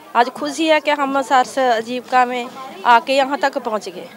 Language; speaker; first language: Hindi; native; Hindi